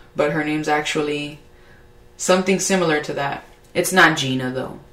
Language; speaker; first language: English; early bilingual, other home language; Spanish